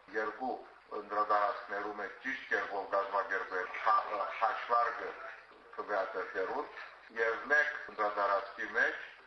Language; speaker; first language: Armenian; early bilingual, heritage; Armenian